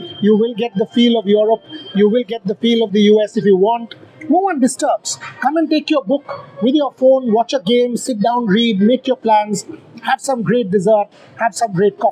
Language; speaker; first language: English; non-native, local second language; Bangla